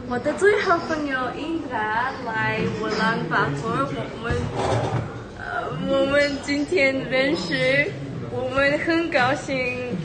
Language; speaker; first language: Chinese; non-native, learner; Mongolian